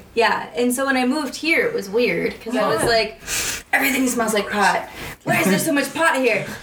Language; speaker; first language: English; native; English